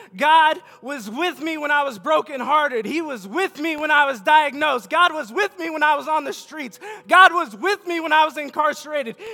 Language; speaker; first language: English; native; English